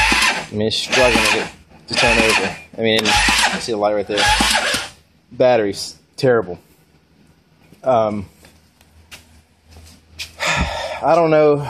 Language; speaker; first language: English; native; English